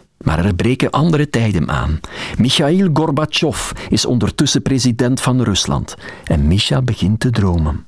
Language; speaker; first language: Dutch; native; Dutch